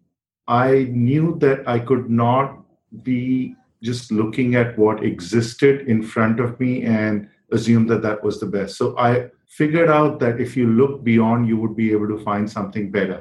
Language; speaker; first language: English; non-native, local second language; Hindi